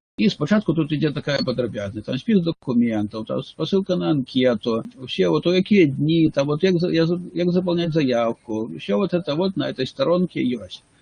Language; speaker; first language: Belarusian; non-native, local second language; Russian